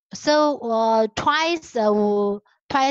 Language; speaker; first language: English; non-native, learner; Chinese